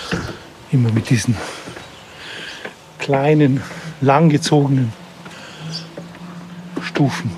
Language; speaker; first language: German; native; German